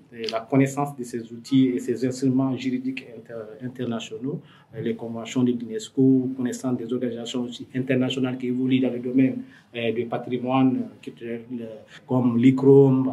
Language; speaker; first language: French; non-native, local second language; Fula